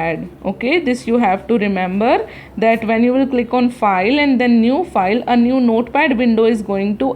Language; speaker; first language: English; non-native, local second language; Hindi